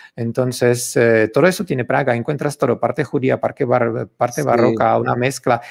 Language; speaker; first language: Spanish; non-native, fluent; Czech